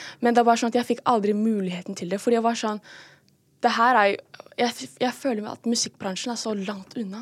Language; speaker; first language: Norwegian; early bilingual, other home language; Filipino